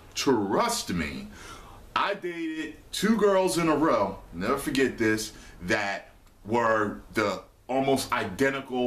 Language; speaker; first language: English; native; English